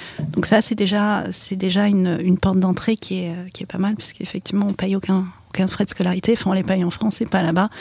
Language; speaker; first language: French; early bilingual, other home language; Chinese